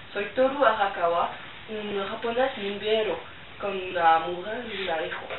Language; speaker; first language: Spanish; non-native, learner; French